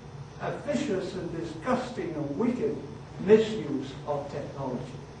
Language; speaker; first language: English; native; English